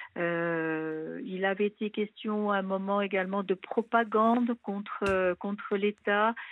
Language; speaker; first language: French; native; French